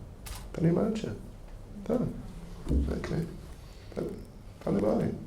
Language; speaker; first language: Russian; non-native, learner; English